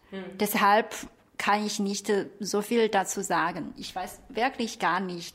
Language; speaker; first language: German; non-native, fluent; Chinese